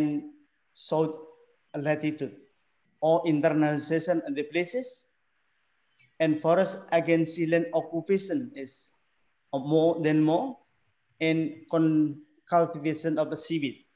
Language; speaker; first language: English; non-native, learner; Indonesian